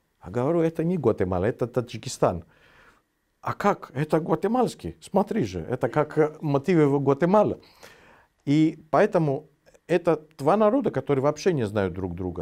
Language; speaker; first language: Russian; non-native, fluent; Greek